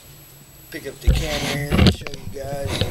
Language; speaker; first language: English; native; English